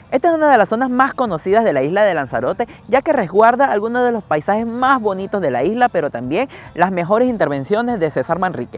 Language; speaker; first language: Spanish; native; Spanish